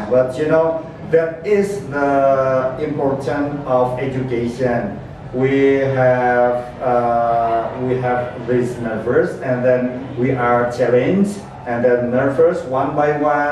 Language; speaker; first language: English; non-native, learner; Indonesian